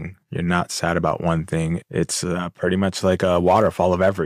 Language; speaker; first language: English; native; English